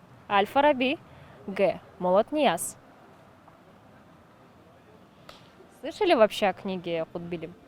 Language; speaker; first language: Russian; native; Russian